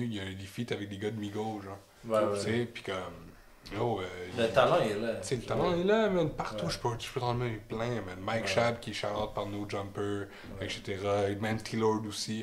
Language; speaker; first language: French; native; French